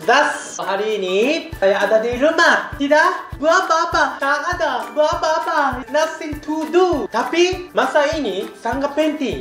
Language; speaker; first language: Malay; non-native, learner; Japanese